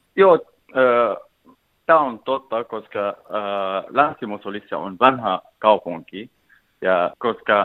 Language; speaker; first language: Finnish; non-native, learner; Arabic